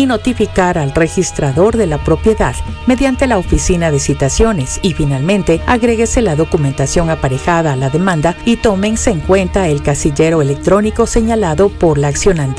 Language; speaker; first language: Spanish; native; Spanish